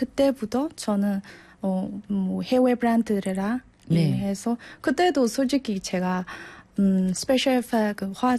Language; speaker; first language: Korean; non-native, learner; Burmese